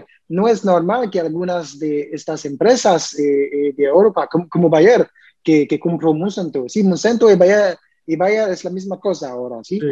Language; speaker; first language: Spanish; non-native, learner; French